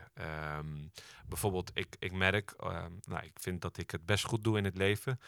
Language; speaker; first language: Dutch; early bilingual, other home language; Turkish